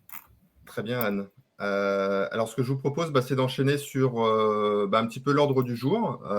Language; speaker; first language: French; native; French